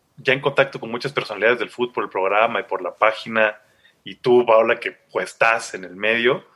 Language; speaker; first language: Spanish; native; Spanish